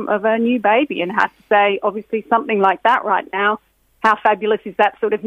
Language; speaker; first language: English; native; English